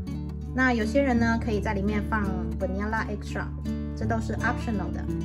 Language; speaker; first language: Chinese; native; Chinese